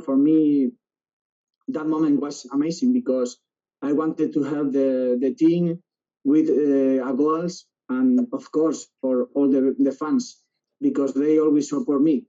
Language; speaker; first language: English; non-native, learner; Spanish